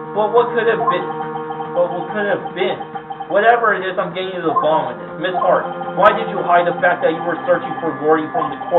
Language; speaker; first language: English; native; English